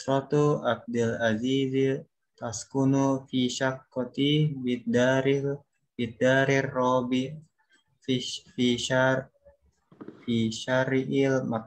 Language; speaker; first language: Arabic; non-native, learner; Indonesian